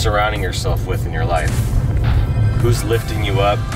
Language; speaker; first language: English; native; English